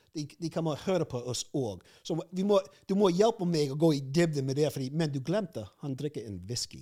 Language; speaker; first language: Norwegian; non-native, fluent; English